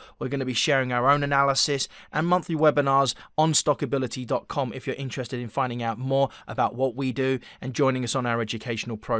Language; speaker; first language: English; native; English